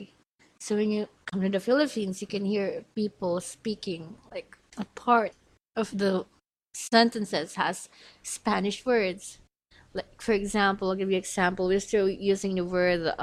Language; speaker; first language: English; non-native, local second language; Filipino